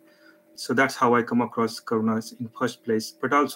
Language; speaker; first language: English; non-native, local second language; Marathi